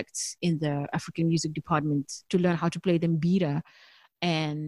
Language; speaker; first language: English; non-native, local second language; Northern Sotho